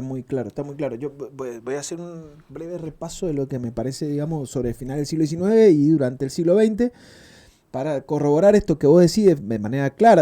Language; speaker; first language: Spanish; native; Spanish